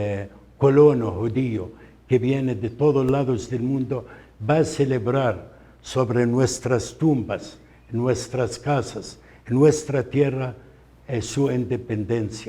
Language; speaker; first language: Spanish; non-native, fluent; Arabic